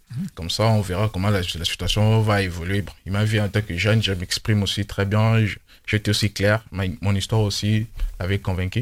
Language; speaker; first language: French; non-native, local second language; Lingala